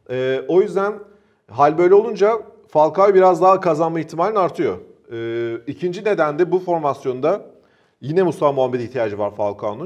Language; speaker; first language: Turkish; native; Turkish